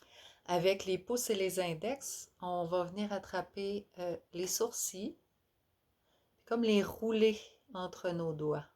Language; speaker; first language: French; native; French